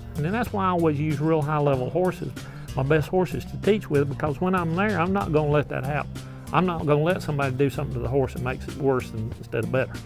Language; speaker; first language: English; native; English